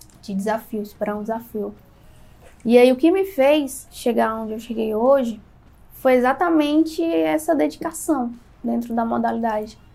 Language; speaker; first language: Portuguese; native; Portuguese